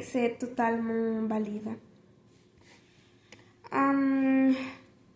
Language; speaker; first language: French; non-native, learner; Spanish